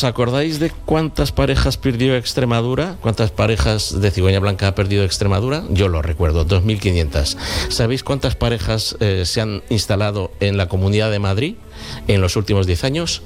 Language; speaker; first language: Spanish; native; Spanish